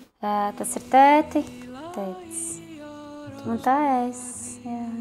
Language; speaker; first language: Latvian; non-native, learner; Portuguese